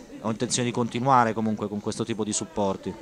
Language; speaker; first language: Italian; native; Italian